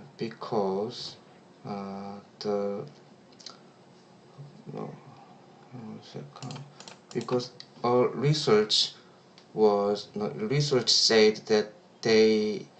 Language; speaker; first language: English; non-native, learner; Korean